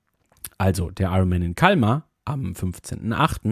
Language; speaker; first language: German; native; German